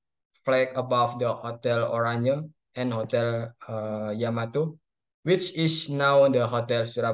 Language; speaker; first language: English; non-native, learner; Indonesian